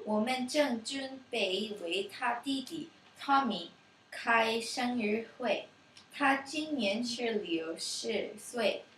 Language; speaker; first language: Chinese; non-native, learner; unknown